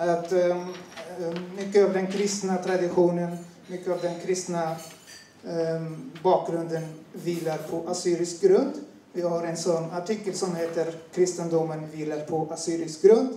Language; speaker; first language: Swedish; non-native, fluent; Turoyo